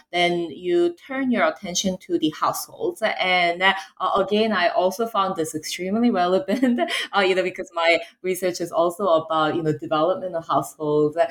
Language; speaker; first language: English; native; English